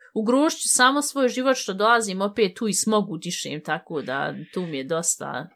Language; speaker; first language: Bosnian; native; Bosnian